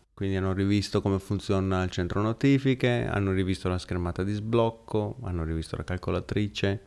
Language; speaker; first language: Italian; native; Italian